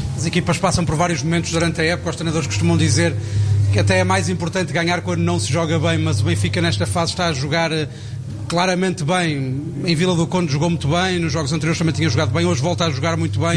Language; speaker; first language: Portuguese; native; Portuguese